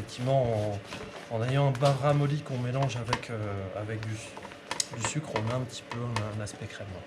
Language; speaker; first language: French; native; French